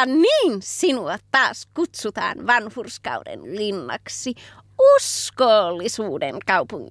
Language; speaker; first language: Finnish; native; Finnish